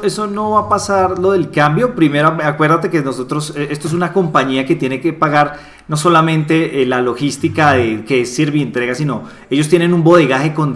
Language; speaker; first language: Spanish; native; Spanish